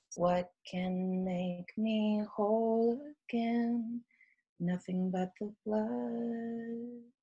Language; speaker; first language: English; native; English